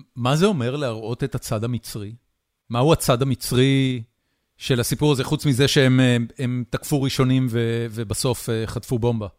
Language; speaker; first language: Hebrew; native; Hebrew